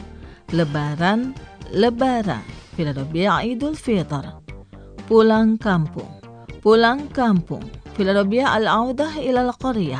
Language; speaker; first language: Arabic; non-native, fluent; Indonesian